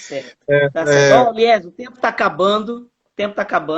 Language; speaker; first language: Portuguese; native; Portuguese